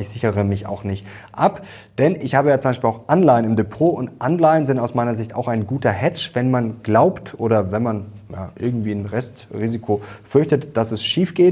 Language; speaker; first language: German; native; German